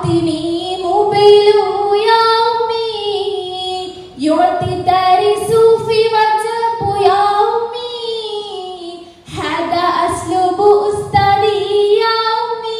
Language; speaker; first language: Arabic; non-native, learner; Malayalam